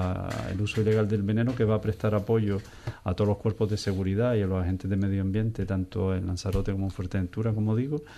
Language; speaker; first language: Spanish; native; Spanish